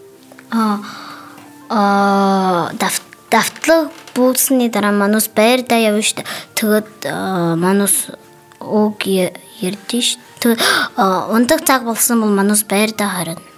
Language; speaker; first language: Mongolian; non-native, learner; Buriat